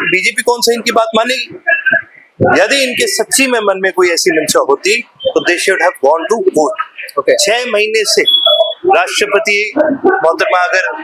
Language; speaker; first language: Hindi; native; Hindi